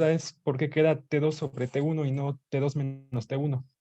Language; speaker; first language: Spanish; native; Spanish